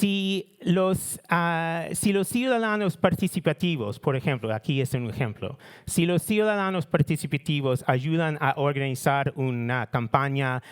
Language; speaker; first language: Spanish; non-native, learner; English